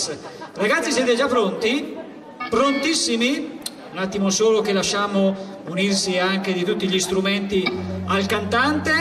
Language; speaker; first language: Italian; native; Italian